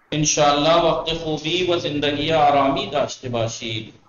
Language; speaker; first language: Persian; non-native, fluent; Urdu